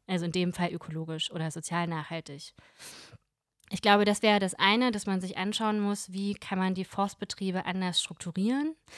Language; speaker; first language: German; early bilingual, other home language; Russian